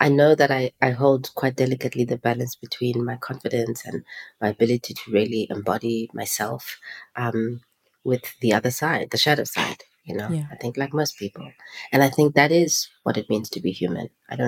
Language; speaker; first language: English; non-native, local second language; Xhosa